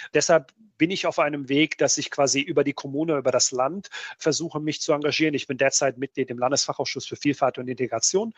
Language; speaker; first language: German; early bilingual, other home language; Bosnian